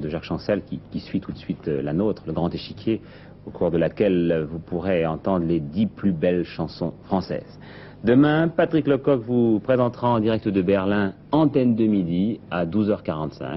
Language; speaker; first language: French; native; French